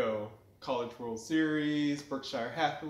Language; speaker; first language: English; native; English